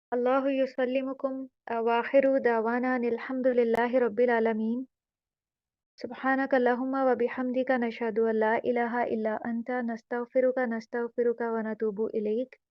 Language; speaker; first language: Urdu; native; Urdu